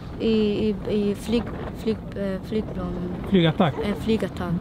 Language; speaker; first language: Swedish; early bilingual, other home language; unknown